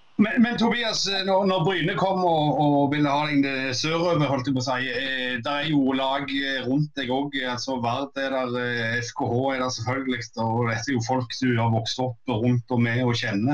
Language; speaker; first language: Norwegian; native; Norwegian